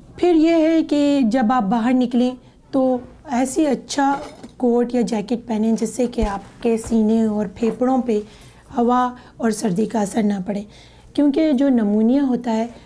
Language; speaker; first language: Urdu; native; Urdu